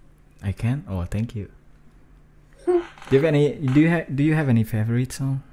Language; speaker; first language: English; non-native, fluent; Indonesian